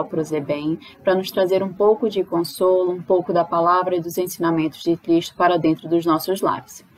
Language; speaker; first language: Portuguese; native; Portuguese